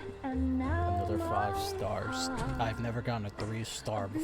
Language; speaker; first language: English; native; English